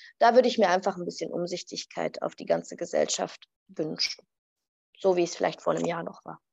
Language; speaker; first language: German; early bilingual, other home language; Arabic